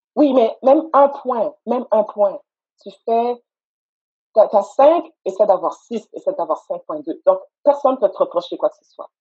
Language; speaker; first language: French; native; French